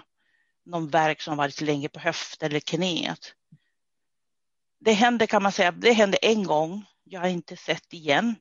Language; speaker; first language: Swedish; non-native, fluent; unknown